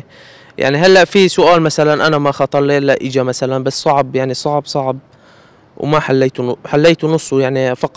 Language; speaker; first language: Arabic; native; Arabic